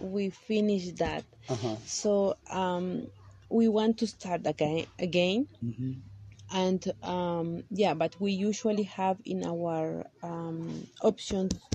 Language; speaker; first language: English; non-native, learner; Kaqchikel